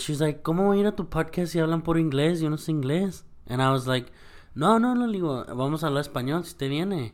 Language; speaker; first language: Spanish; early bilingual, heritage; Spanish